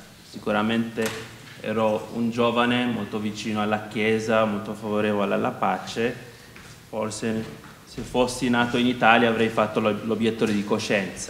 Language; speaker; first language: Italian; non-native, fluent; Maltese